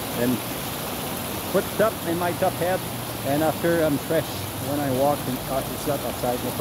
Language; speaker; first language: English; non-native, learner; French